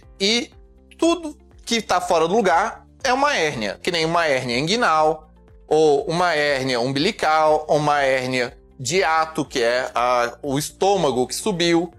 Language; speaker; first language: Portuguese; native; Portuguese